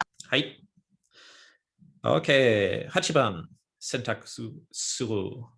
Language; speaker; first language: Japanese; non-native, fluent; English